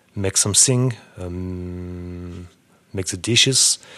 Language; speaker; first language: English; non-native, learner; French